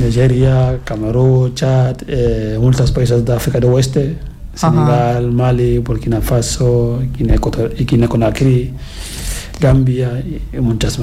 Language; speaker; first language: Catalan; non-native, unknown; Fula